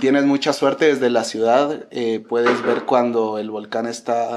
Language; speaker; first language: Spanish; native; Spanish